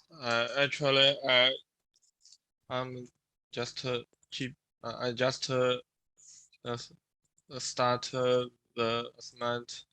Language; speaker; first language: English; non-native, learner; Chinese